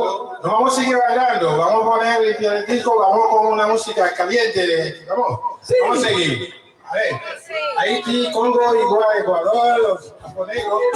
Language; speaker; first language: Spanish; non-native, learner; Haitian Creole